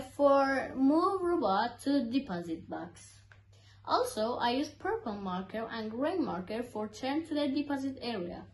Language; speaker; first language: English; non-native, learner; Persian